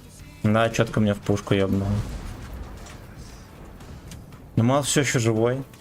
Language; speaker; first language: Russian; native; Russian